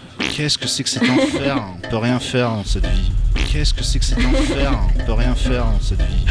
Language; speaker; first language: French; native; French